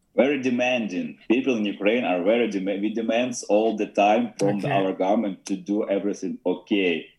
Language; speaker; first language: English; non-native, learner; Ukrainian